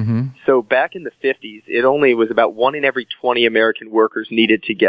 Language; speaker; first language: English; native; English